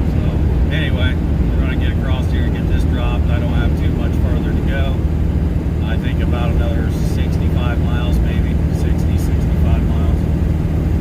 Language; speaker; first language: English; native; English